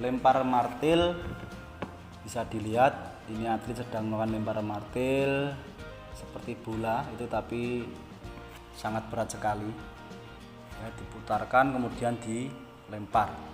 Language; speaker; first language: Indonesian; native; Indonesian